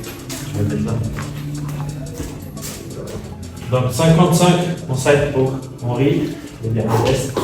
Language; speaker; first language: French; native; French